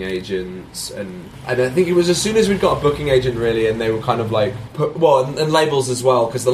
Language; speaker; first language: English; native; English